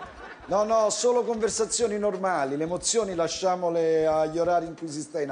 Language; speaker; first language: Italian; native; Italian